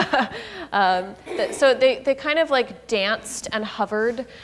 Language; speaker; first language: English; native; English